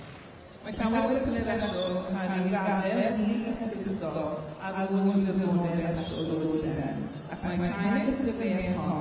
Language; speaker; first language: Welsh; native; Welsh